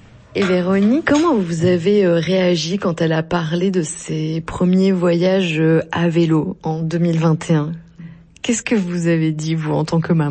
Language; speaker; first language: French; native; French